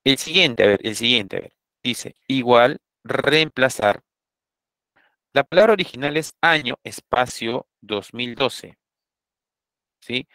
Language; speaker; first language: Spanish; native; Spanish